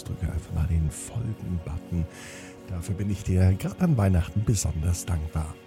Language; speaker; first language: German; native; German